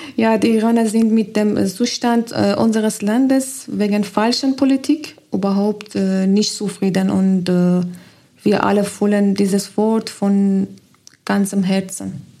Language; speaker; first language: German; non-native, learner; Persian